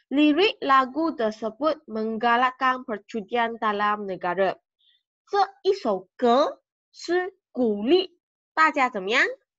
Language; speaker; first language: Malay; non-native, local second language; Chinese